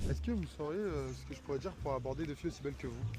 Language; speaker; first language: French; native; French